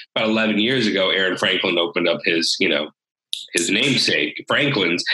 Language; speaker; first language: English; native; English